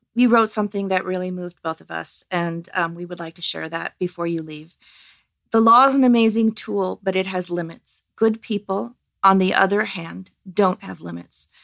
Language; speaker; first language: English; native; English